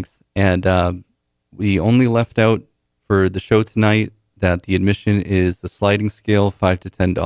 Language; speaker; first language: English; native; English